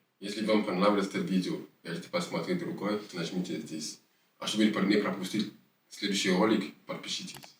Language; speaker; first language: Russian; non-native, fluent; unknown